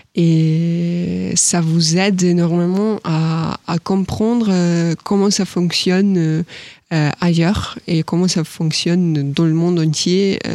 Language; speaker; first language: French; non-native, fluent; Ukrainian